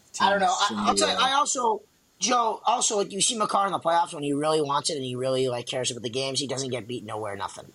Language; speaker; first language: English; native; English